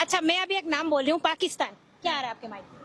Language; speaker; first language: Hindi; non-native, fluent; Bangla